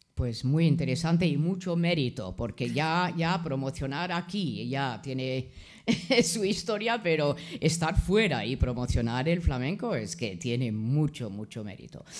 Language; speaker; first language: Spanish; non-native, fluent; English